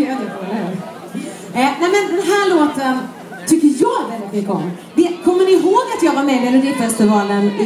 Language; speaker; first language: Swedish; native; Swedish